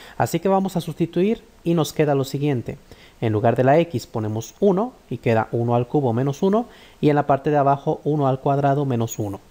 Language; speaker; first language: Spanish; native; Spanish